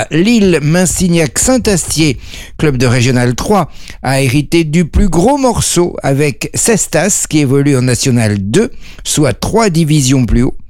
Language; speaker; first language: French; native; French